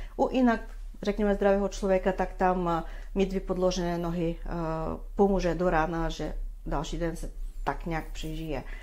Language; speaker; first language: Czech; non-native, fluent; Bulgarian